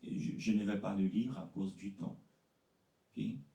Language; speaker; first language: French; non-native, fluent; Portuguese